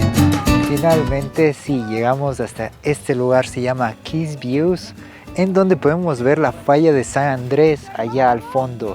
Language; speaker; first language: Spanish; native; Spanish